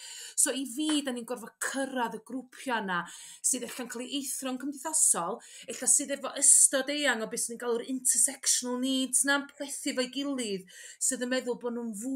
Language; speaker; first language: Welsh; native; Welsh